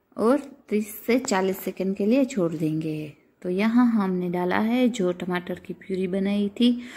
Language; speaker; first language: Hindi; non-native, local second language; Gujarati